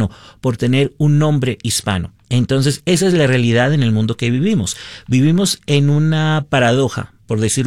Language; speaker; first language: Spanish; early bilingual, heritage; Spanish